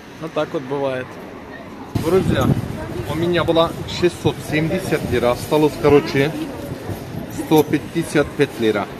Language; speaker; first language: Russian; non-native, learner; Turkish